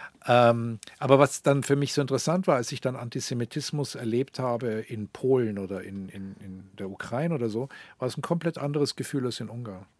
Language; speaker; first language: German; native; German